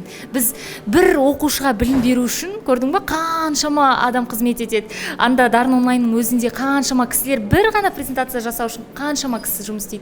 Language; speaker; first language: Kazakh; native; Kazakh